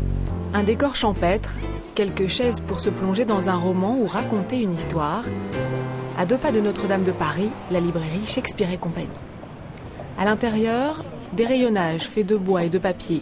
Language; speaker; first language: French; native; French